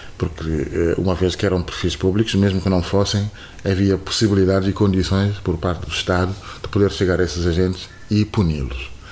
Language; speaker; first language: Portuguese; non-native, fluent; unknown